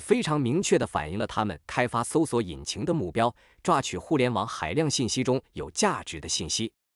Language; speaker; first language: Chinese; native; Chinese